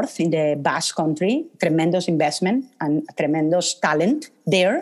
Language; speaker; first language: English; non-native, fluent; Spanish